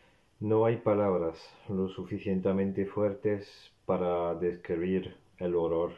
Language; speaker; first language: Spanish; non-native, fluent; French